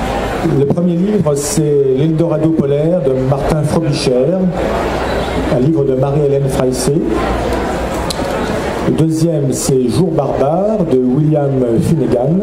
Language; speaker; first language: French; native; French